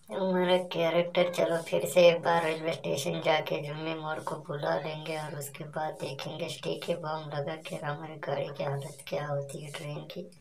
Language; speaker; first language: Hindi; non-native, local second language; Marathi